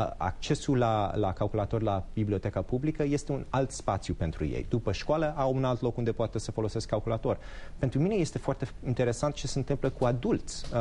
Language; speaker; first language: Romanian; early bilingual, heritage; English